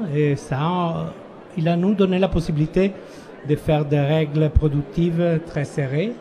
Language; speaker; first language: French; non-native, fluent; Italian